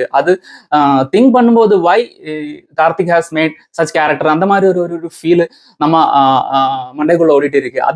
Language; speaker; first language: Tamil; non-native, learner; Malayalam